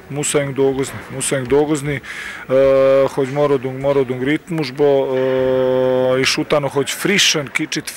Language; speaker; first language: Hungarian; non-native, learner; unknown